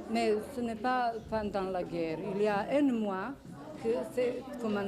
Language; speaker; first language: French; non-native, learner; Bosnian